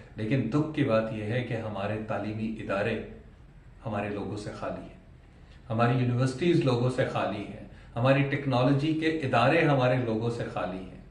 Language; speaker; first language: Urdu; native; Urdu